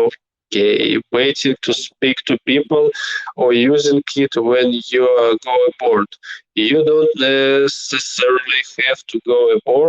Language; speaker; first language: English; non-native, learner; Belarusian